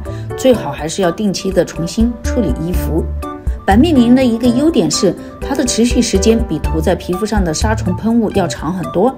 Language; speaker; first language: Chinese; native; Chinese